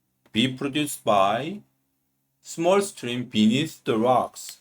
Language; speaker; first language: English; non-native, fluent; Korean